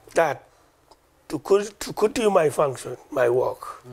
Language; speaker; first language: English; non-native, local second language; Wolof